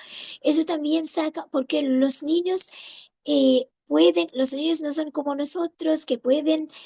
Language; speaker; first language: Spanish; non-native, fluent; Arabic